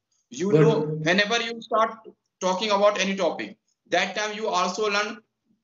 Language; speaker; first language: English; non-native, local second language; Hindi